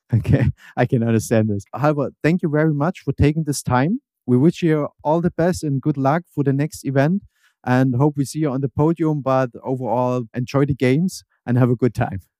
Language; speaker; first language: English; non-native, fluent; German